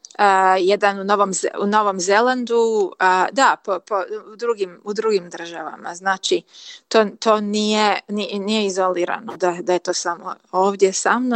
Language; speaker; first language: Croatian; early bilingual, heritage; Croatian